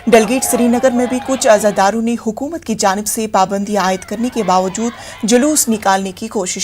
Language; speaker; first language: Hindi; native; Hindi